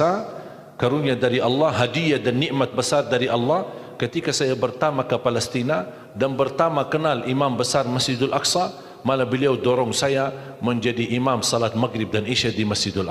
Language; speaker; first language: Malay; non-native, fluent; Arabic